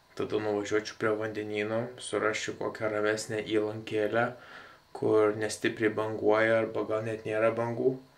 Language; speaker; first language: Lithuanian; native; Lithuanian